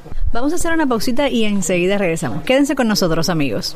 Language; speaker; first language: Spanish; native; Spanish